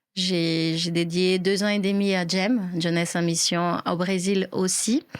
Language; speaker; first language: French; non-native, fluent; Portuguese